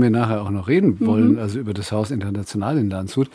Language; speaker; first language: German; native; German